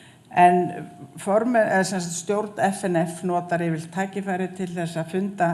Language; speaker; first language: Icelandic; native; Icelandic